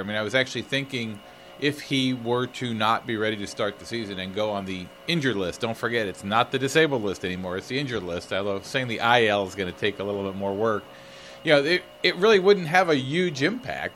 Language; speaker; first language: English; native; English